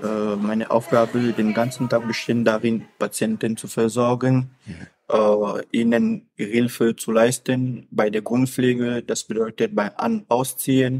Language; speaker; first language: German; non-native, fluent; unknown